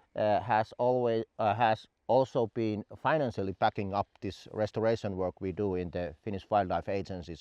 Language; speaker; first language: English; non-native, fluent; Finnish